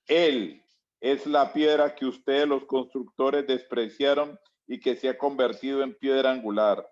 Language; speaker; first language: Spanish; native; Spanish